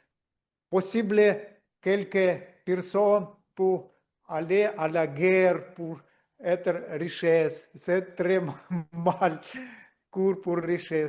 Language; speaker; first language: French; non-native, learner; Russian